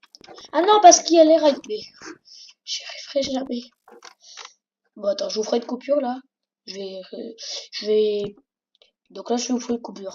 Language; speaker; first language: French; native; French